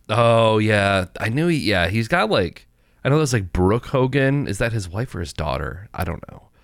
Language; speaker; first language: English; native; English